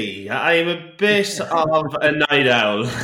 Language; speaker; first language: English; native; English